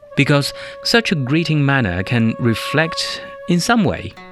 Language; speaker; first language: English; non-native, fluent; Chinese